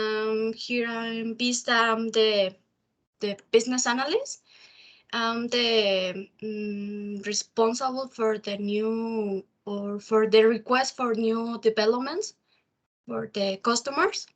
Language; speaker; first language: English; non-native, learner; Spanish